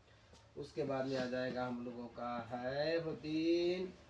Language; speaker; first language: Hindi; native; Hindi